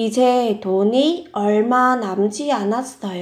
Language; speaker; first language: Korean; non-native, fluent; Vietnamese